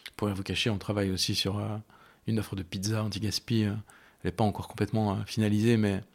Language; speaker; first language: French; native; French